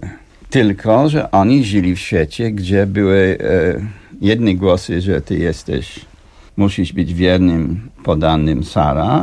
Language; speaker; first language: Polish; non-native, fluent; English